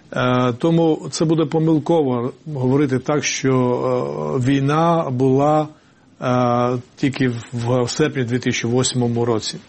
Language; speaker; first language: Ukrainian; non-native, fluent; Georgian